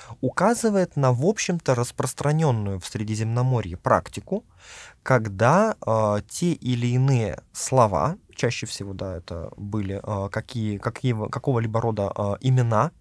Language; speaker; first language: Russian; native; Russian